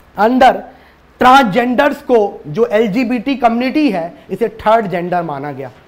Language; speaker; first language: Hindi; native; Hindi